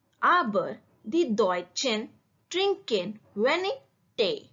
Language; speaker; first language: German; non-native, learner; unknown